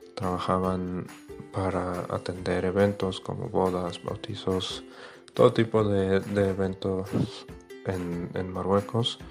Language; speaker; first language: Spanish; non-native, fluent; Arabic